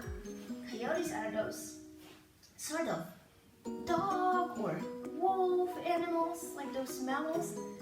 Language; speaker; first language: English; non-native, fluent; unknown